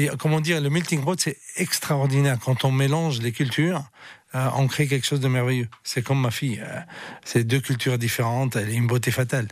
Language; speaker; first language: French; non-native, local second language; Arabic